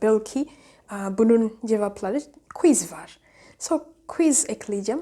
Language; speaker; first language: Turkish; non-native, fluent; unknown